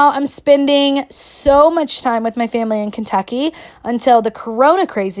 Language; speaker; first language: English; native; English